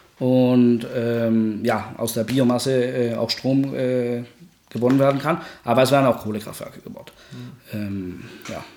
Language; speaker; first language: German; non-native, fluent; Spanish